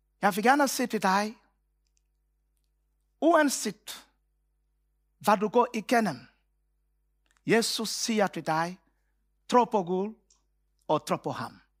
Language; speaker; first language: Danish; non-native, fluent; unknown